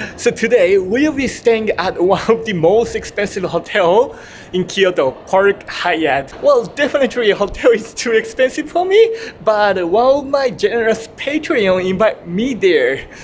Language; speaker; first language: English; non-native, fluent; Japanese